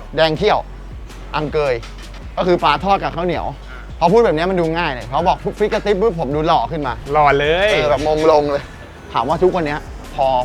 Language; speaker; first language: Thai; native; Thai